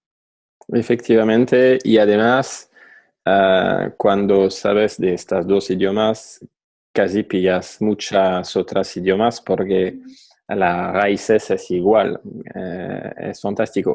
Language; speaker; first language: Spanish; non-native, fluent; French